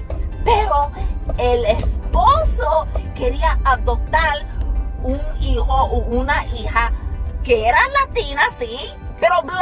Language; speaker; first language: Spanish; early bilingual, heritage; Spanish